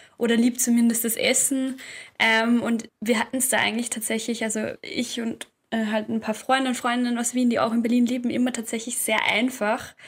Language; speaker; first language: German; native; German